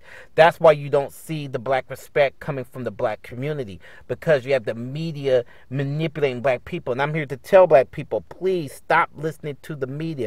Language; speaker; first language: English; native; English